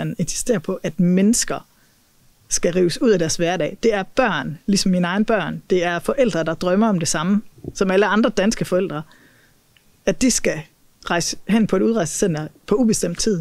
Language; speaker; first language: Danish; native; Danish